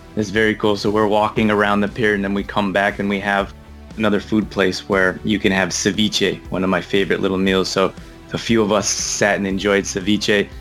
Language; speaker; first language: English; native; English